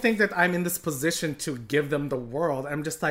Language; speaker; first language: English; non-native, local second language; Filipino